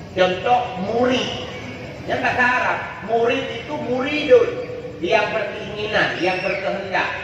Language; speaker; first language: Malay; non-native, local second language; Achinese